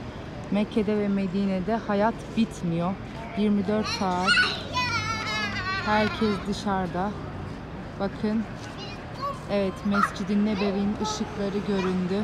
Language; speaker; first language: Turkish; native; Turkish